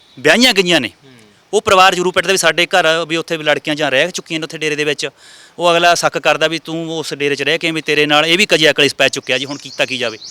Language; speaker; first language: Punjabi; native; Punjabi